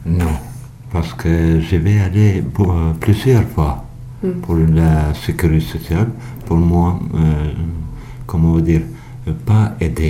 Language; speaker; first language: French; non-native, learner; Albanian